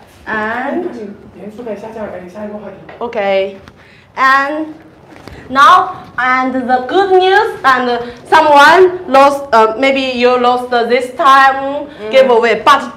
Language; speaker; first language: English; non-native, learner; Chinese